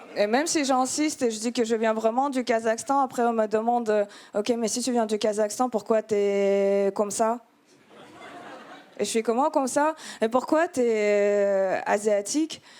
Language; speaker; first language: French; non-native, fluent; Russian